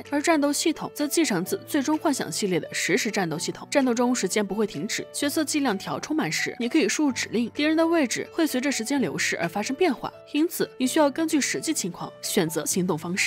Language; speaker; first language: Chinese; native; Chinese